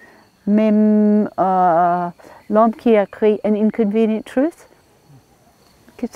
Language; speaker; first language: French; non-native, learner; English